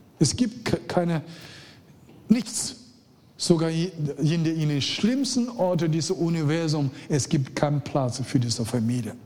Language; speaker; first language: German; non-native, fluent; Chinese